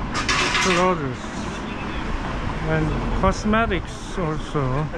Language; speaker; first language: English; non-native, learner; Korean